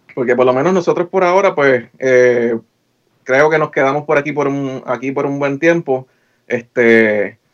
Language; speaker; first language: Spanish; native; Spanish